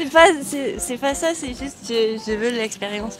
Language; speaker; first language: French; non-native, learner; English